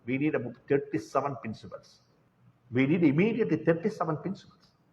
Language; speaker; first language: English; non-native, local second language; Tamil